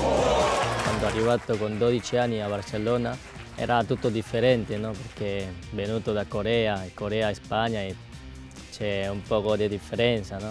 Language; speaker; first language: Italian; non-native, learner; Korean